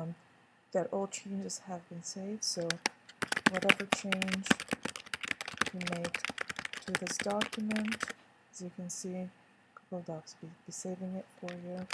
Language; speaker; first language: English; native; English